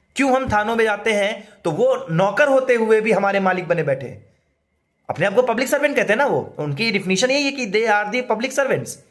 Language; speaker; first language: Hindi; native; Hindi